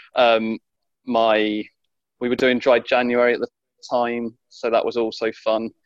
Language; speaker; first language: English; native; English